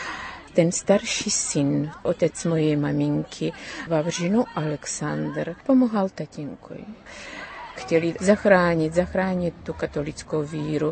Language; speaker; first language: Czech; early bilingual, heritage; Ukrainian